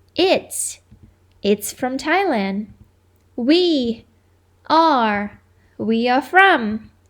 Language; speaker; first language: English; non-native, fluent; Thai